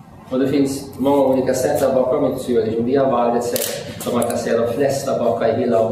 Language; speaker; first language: Swedish; non-native, fluent; German